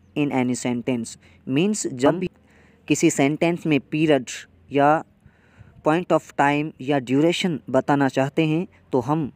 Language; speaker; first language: Urdu; non-native, local second language; Sindhi